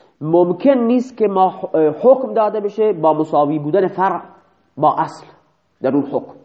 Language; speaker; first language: Persian; native; Persian